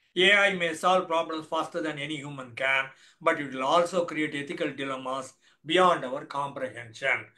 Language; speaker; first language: English; non-native, local second language; Tamil